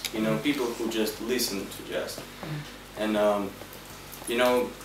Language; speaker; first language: English; non-native, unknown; Russian